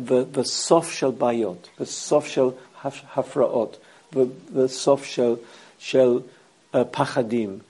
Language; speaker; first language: Hebrew; non-native, fluent; English